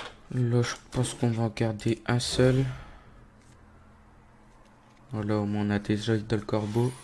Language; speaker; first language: French; native; French